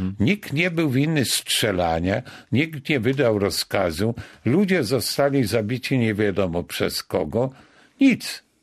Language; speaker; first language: Polish; native; Polish